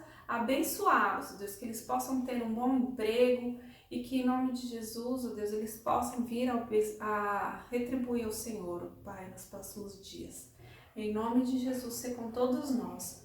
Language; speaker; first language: Portuguese; native; Portuguese